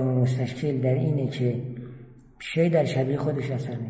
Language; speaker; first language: Persian; native; Persian